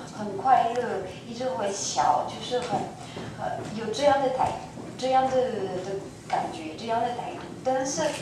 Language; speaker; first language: Chinese; non-native, fluent; French